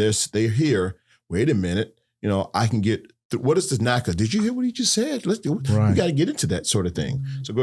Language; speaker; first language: English; native; English